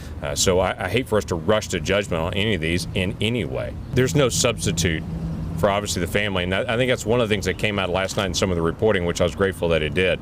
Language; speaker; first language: English; native; English